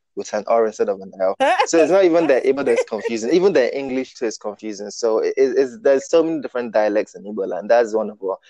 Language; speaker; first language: English; non-native, local second language; Igbo